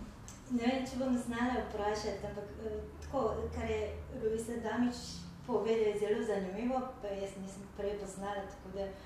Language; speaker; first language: Slovenian; non-native, learner; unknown